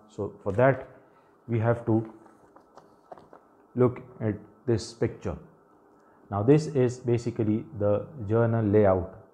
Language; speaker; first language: English; non-native, local second language; Urdu